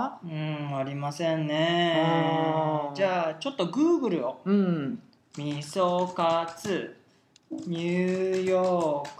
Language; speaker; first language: Japanese; native; Japanese